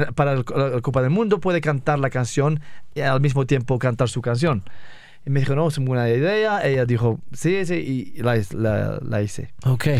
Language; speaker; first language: Spanish; non-native, fluent; Arabic